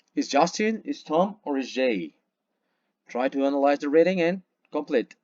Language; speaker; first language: English; non-native, fluent; Spanish